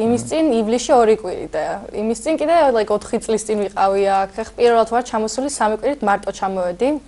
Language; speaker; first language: Georgian; early bilingual, heritage; Georgian